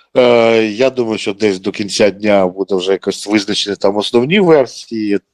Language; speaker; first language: Ukrainian; non-native, local second language; Russian